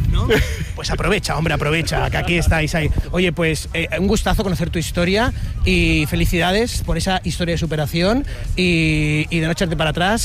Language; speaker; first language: Spanish; native; Spanish